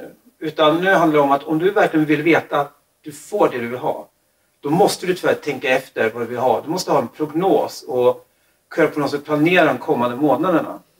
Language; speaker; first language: Swedish; native; Swedish